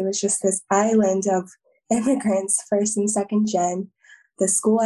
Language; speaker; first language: English; native; English